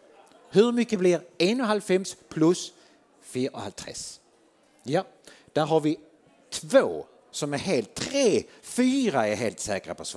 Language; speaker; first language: Swedish; native; Swedish